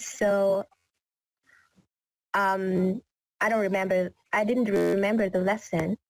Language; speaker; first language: English; non-native, learner; Vietnamese